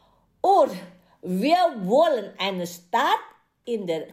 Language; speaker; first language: German; non-native, fluent; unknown